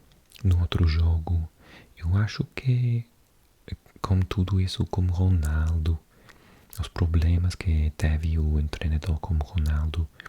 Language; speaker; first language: Portuguese; non-native, learner; English